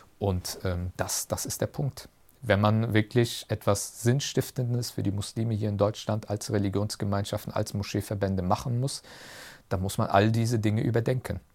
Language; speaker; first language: German; early bilingual, other home language; Turkish